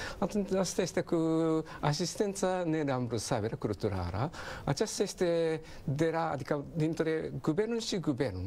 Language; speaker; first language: Romanian; non-native, learner; Japanese